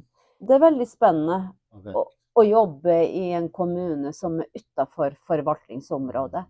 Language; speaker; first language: Norwegian; non-native, local second language; Northern Sami